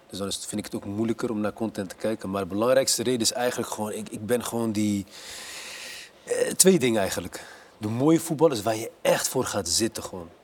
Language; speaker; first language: Dutch; early bilingual, other home language; Arabic